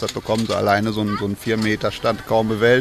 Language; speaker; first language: German; native; German